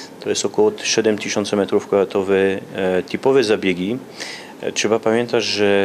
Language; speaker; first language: Polish; early bilingual, heritage; Polish